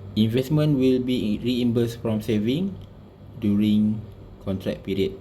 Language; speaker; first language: English; non-native, local second language; Malay